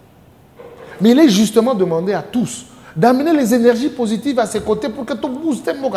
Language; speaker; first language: French; non-native, local second language; Lingala